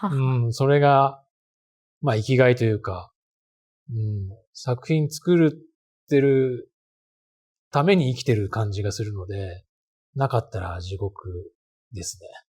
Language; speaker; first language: Japanese; native; Japanese